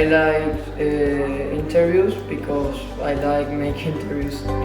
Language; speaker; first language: English; non-native, learner; Catalan